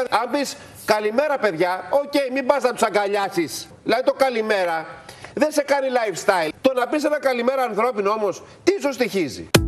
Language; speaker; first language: Greek; native; Greek